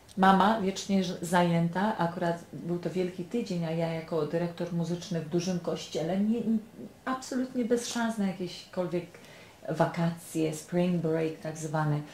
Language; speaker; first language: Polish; native; Polish